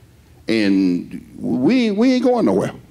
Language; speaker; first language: English; native; English